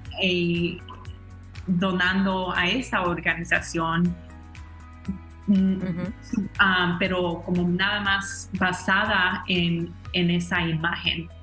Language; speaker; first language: Spanish; early bilingual, heritage; Spanish